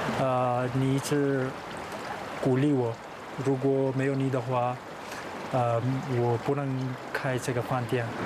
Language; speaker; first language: Chinese; non-native, learner; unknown